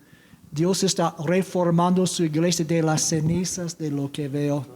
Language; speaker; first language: Spanish; non-native, learner; English